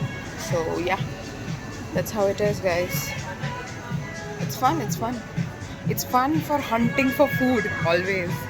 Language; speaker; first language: English; non-native, local second language; Malayalam